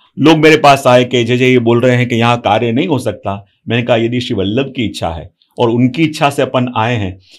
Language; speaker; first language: Hindi; non-native, local second language; Gujarati